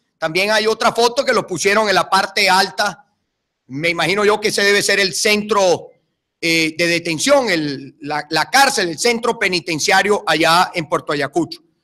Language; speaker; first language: Spanish; native; Spanish